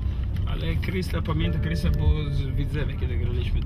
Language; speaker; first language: Polish; non-native, learner; Italian